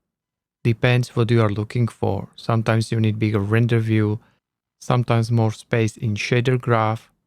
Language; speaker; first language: English; non-native, learner; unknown